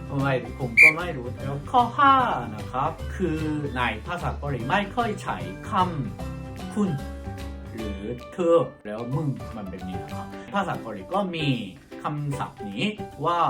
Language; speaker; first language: Thai; non-native, fluent; Korean